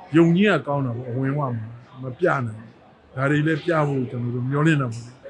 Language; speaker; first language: Burmese; native; Burmese